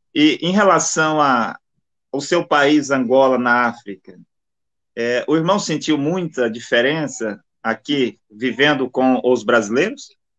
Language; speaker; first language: Portuguese; native; Portuguese